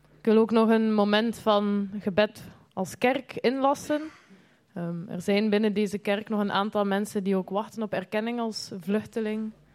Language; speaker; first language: Dutch; native; Dutch